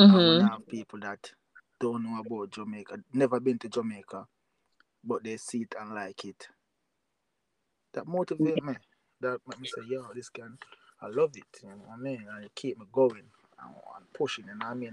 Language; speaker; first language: English; non-native, local second language; Jamaican Creole English